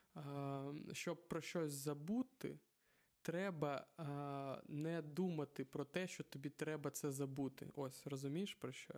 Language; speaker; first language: Ukrainian; non-native, local second language; Russian